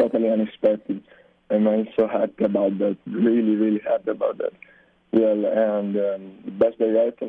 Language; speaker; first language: English; non-native, learner; Italian